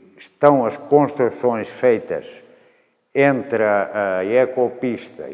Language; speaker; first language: Portuguese; native; Portuguese